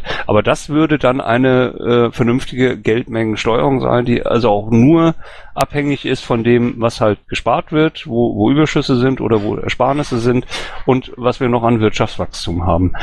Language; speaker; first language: German; native; German